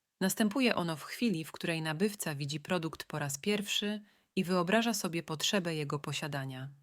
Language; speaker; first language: Polish; native; Polish